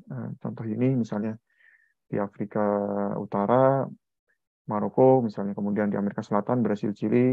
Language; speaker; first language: Indonesian; native; Indonesian